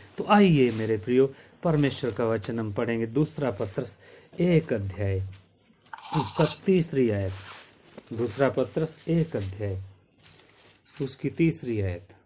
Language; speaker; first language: Hindi; native; Hindi